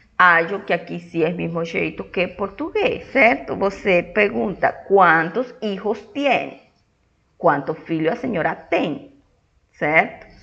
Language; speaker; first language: Portuguese; non-native, fluent; Spanish